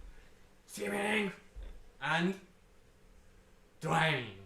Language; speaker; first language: English; non-native, learner; Japanese